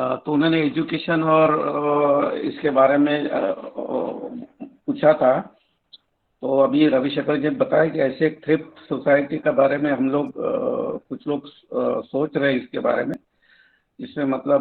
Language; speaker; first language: Hindi; native; Hindi